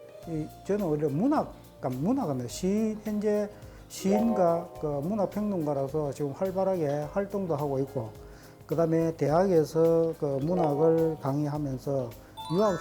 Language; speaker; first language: Korean; native; Korean